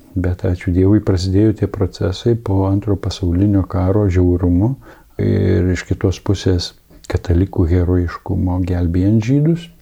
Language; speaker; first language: Lithuanian; native; Lithuanian